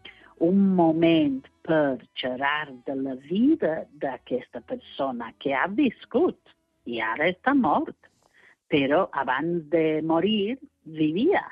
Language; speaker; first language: Catalan; non-native, fluent; English